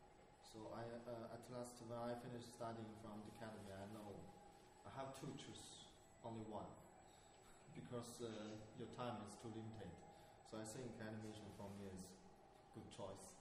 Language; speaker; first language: English; non-native, learner; Chinese